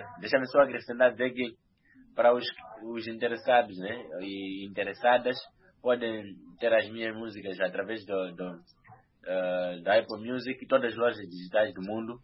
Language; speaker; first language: Portuguese; non-native, local second language; Nyanja